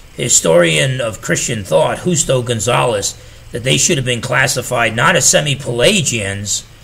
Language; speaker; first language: English; native; English